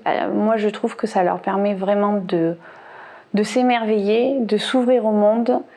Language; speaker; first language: French; native; French